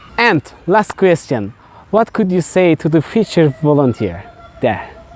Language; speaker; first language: English; non-native, learner; Turkish